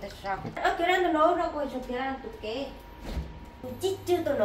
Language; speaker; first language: Korean; non-native, learner; Vietnamese